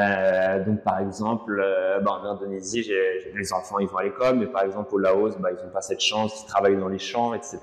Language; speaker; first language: French; native; French